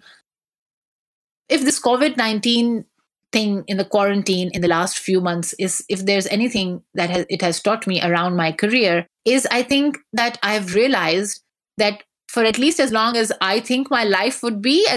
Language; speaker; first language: English; non-native, local second language; Pashto